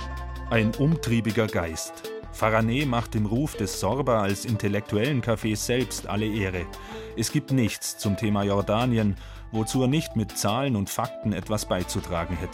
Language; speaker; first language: German; native; German